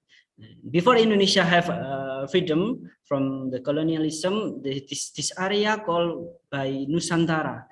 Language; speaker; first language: English; non-native, fluent; Indonesian